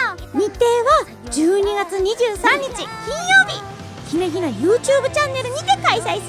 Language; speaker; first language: Japanese; native; Japanese